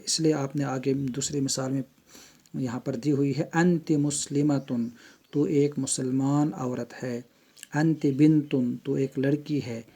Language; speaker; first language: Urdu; non-native, local second language; Kashmiri